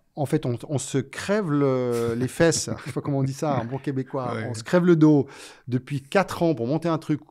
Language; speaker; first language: French; native; French